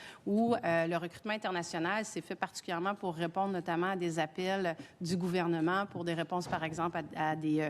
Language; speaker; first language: French; native; French